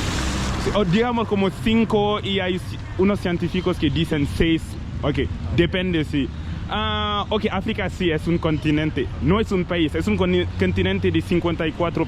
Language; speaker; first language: Spanish; non-native, local second language; French